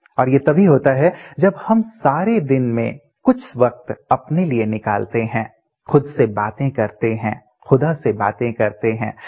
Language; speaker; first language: Hindi; native; Hindi